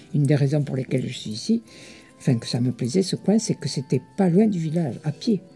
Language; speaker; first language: French; early bilingual, other home language; Italian